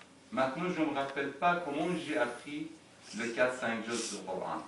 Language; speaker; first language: French; non-native, fluent; Arabic